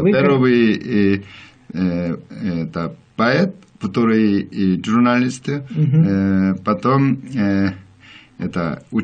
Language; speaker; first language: Russian; non-native, learner; Korean